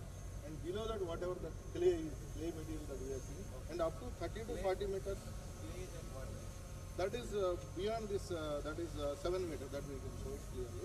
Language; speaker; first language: English; non-native, local second language; Telugu